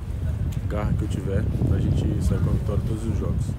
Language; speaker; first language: Portuguese; native; Portuguese